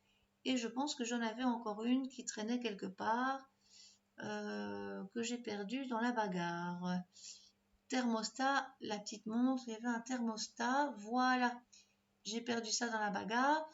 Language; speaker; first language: French; native; French